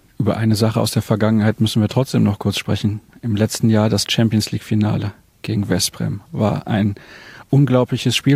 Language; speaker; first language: German; native; German